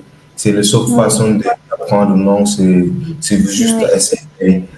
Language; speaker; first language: French; non-native, learner; English